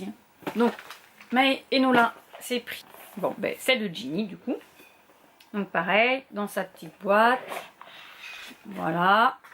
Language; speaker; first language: French; native; French